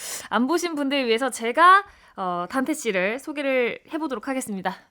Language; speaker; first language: Korean; native; Korean